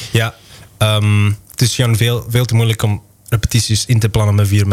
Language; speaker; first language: Dutch; non-native, local second language; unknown